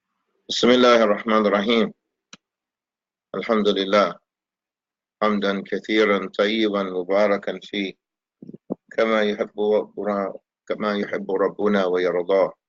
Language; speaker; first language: Arabic; non-native, fluent; English